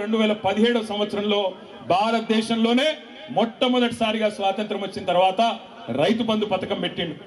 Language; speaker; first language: Telugu; native; Telugu